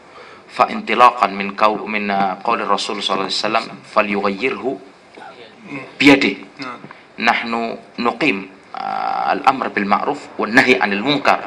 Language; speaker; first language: Arabic; non-native, fluent; Indonesian